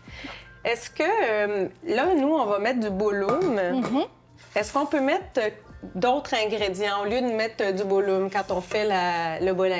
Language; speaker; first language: French; native; French